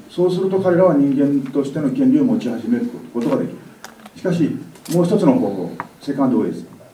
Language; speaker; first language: Japanese; native; Japanese